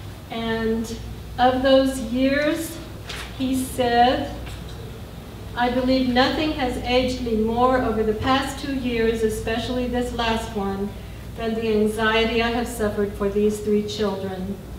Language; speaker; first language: English; native; English